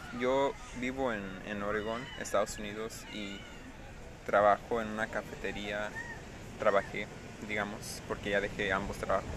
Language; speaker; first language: Spanish; early bilingual, heritage; Spanish